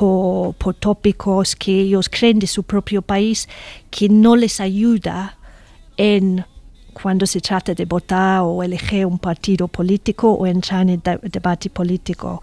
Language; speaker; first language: Spanish; non-native, fluent; English